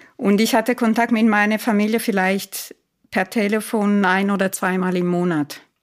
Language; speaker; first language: German; non-native, fluent; Spanish